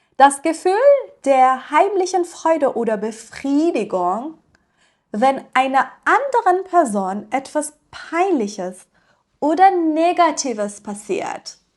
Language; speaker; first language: German; non-native, fluent; Persian